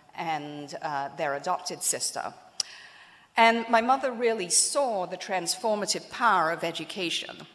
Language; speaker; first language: English; native; English